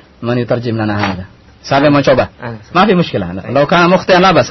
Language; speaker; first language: Arabic; non-native, fluent; Indonesian